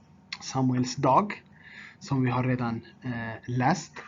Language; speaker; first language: Swedish; non-native, fluent; Tigrinya